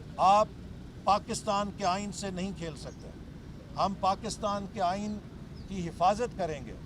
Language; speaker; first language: Urdu; non-native, local second language; Punjabi